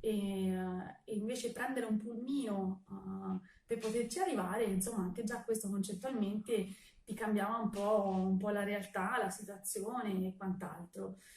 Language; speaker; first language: Italian; early bilingual, other home language; Albanian